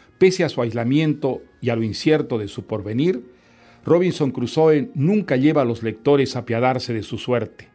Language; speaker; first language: Spanish; native; Spanish